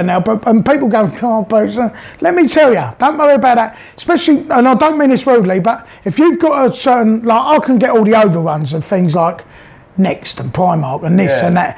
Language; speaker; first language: English; native; English